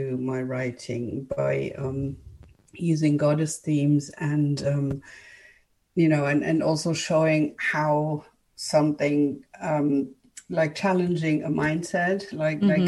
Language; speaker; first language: English; non-native, fluent; German